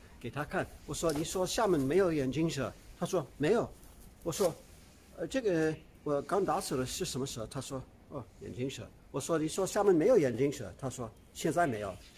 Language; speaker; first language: Chinese; non-native, fluent; English